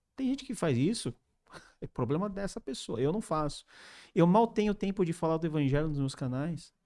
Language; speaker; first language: Portuguese; early bilingual, other home language; Korean